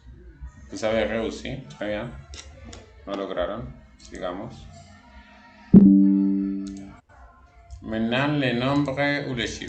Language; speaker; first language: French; non-native, fluent; Spanish